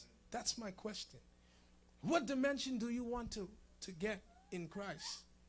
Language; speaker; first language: English; non-native, fluent; Haitian Creole